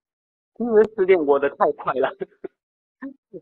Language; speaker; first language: Chinese; non-native, fluent; Italian